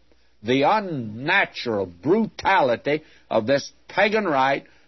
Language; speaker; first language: English; native; English